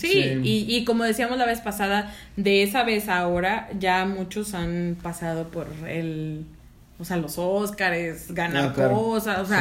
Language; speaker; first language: Spanish; native; Spanish